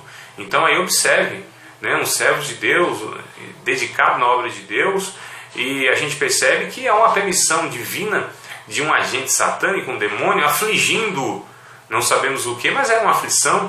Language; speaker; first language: Portuguese; native; Portuguese